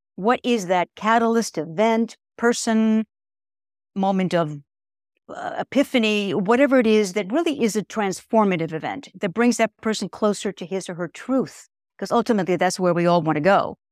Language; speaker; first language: English; native; English